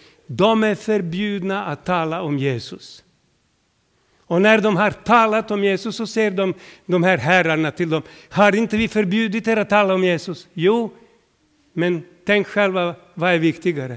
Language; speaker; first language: Swedish; non-native, fluent; Serbian